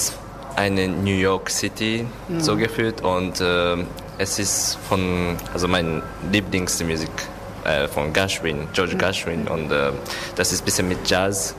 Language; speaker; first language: German; non-native, learner; Japanese